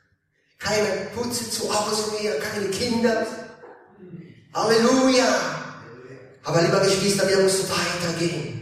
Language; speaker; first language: German; non-native, learner; Italian